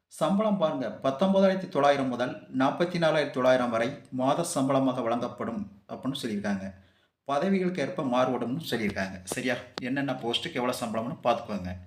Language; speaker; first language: Tamil; native; Tamil